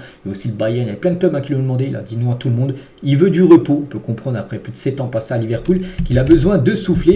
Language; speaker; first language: French; native; French